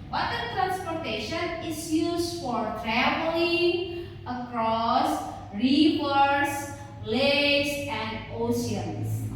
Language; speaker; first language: English; non-native, learner; Indonesian